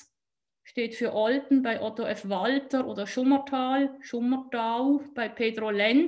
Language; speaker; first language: German; native; German